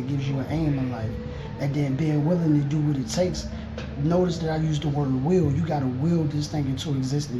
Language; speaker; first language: English; native; English